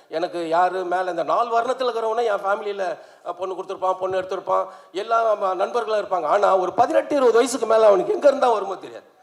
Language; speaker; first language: Tamil; native; Tamil